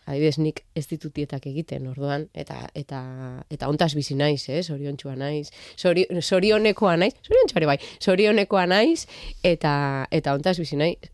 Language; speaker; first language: Basque; non-native, local second language; Spanish